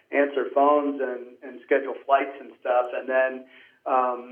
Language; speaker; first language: English; native; English